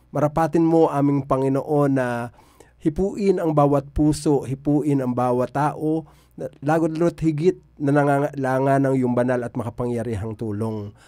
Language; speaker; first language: Filipino; native; Filipino